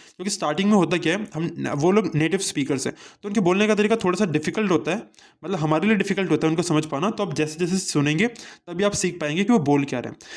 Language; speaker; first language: Hindi; native; Hindi